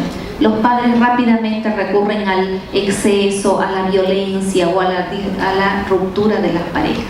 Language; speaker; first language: Spanish; native; Spanish